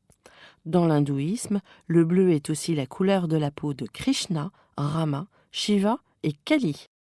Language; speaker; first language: French; native; French